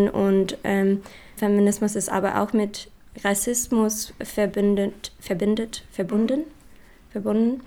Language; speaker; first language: German; non-native, learner; English